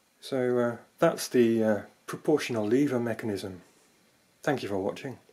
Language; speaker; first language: English; non-native, fluent; Dutch